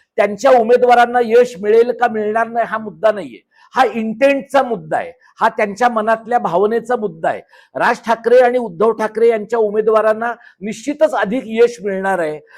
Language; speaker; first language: Marathi; native; Marathi